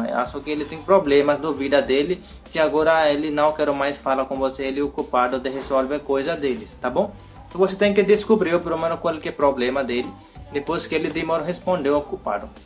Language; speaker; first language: Portuguese; non-native, learner; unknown